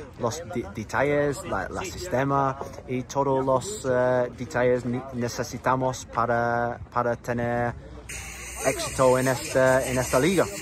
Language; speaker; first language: Spanish; non-native, learner; English